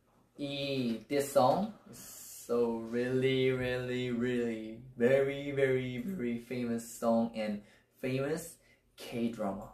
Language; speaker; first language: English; non-native, learner; Korean